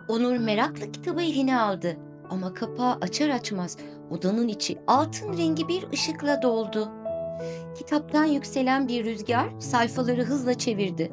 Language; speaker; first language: Turkish; native; Turkish